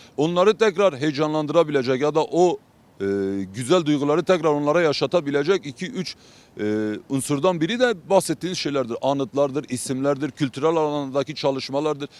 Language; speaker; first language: Turkish; non-native, local second language; Kurdish